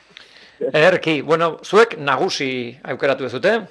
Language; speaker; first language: Basque; native; Basque